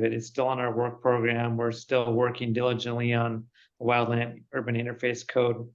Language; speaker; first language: English; native; English